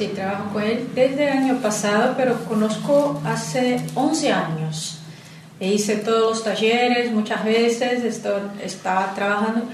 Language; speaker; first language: Spanish; non-native, learner; Portuguese